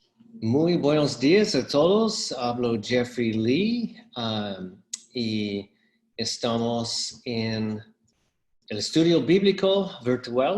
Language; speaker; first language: Spanish; non-native, fluent; English